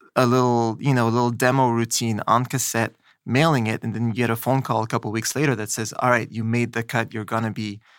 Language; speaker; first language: English; native; English